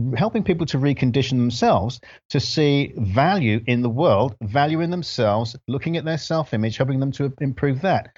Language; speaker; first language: English; native; English